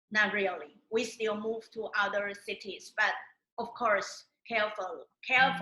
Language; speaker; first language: English; non-native, learner; Chinese